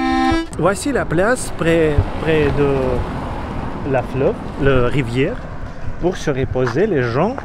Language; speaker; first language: French; non-native, learner; Russian